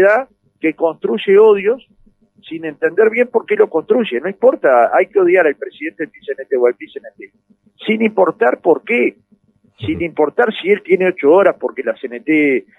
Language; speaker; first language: Spanish; native; Spanish